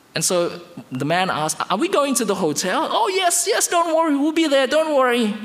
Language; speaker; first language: English; non-native, fluent; Indonesian